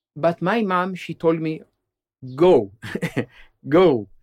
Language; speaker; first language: English; non-native, learner; Amharic